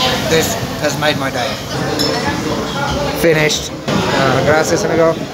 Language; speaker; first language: English; native; English